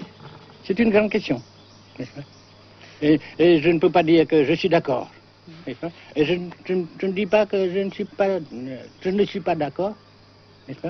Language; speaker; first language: French; non-native, fluent; Vietnamese